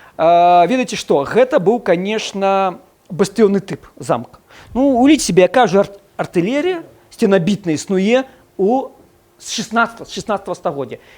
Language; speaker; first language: Belarusian; non-native, local second language; Russian